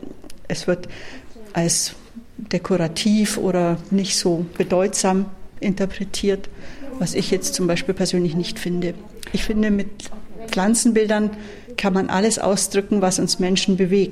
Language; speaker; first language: German; native; German